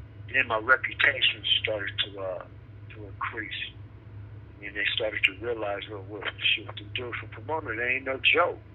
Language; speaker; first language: English; native; English